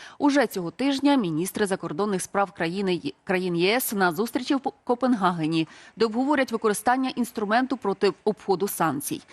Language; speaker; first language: Ukrainian; native; Ukrainian